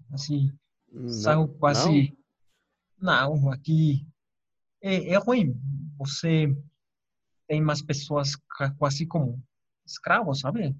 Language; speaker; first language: Portuguese; non-native, fluent; Spanish